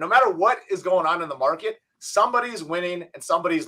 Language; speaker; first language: English; native; English